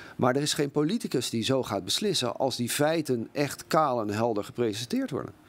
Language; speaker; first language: Dutch; native; Dutch